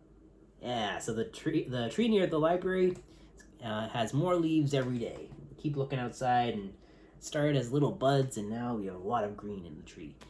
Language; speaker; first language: English; native; English